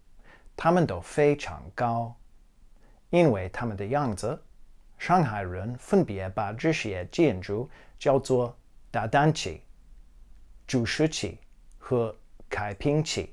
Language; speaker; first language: Chinese; non-native, fluent; English